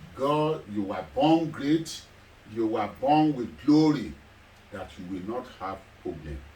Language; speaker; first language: English; non-native, local second language; Yoruba